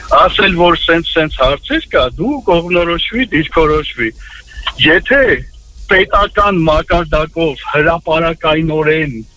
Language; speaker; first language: Armenian; native; Armenian